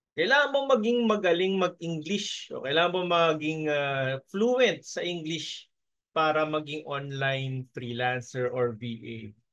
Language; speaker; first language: Filipino; native; Filipino